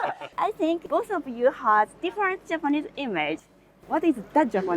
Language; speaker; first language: English; non-native, learner; Japanese